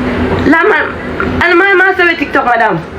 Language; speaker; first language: Arabic; non-native, learner; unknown